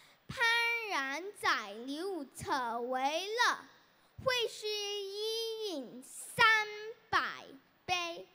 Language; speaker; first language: Chinese; early bilingual, heritage; Chinese